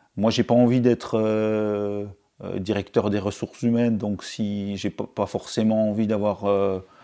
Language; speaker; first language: French; native; French